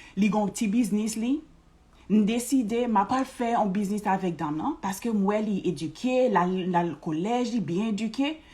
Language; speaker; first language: Haitian Creole; early bilingual, heritage; Haitian Creole